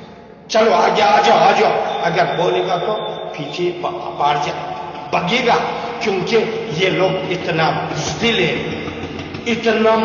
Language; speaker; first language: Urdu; non-native, learner; Uyghur